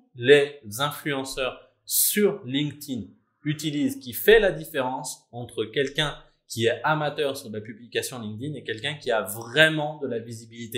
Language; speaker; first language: French; native; French